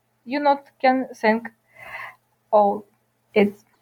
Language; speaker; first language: English; non-native, learner; Ukrainian